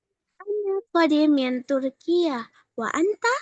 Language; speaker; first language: Arabic; non-native, learner; Indonesian